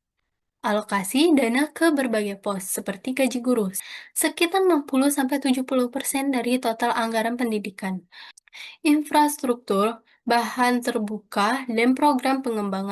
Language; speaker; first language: Indonesian; native; Indonesian